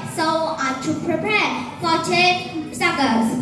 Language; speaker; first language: English; non-native, fluent; Vietnamese